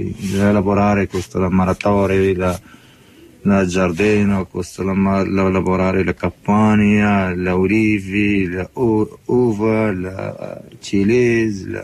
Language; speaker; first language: Italian; non-native, learner; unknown